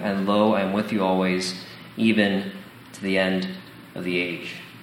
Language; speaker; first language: English; early bilingual, other home language; Spanish